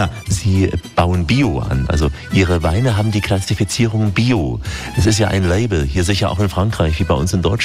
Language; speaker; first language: German; native; German